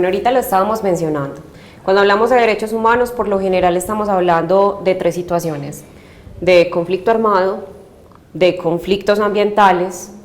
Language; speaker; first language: Spanish; native; Spanish